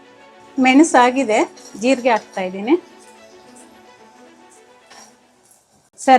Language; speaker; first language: Kannada; native; Kannada